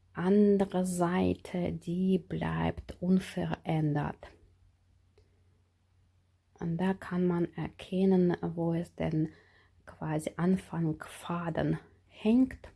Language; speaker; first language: German; non-native, fluent; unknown